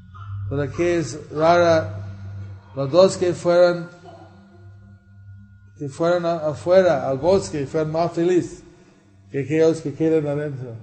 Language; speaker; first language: Spanish; non-native, fluent; English